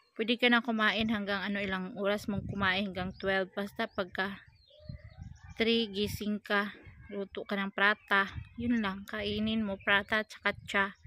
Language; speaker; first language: Filipino; native; Filipino